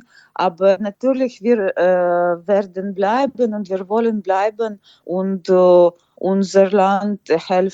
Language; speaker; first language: German; non-native, fluent; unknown